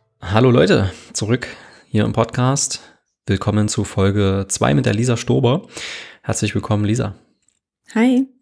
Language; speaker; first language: German; native; German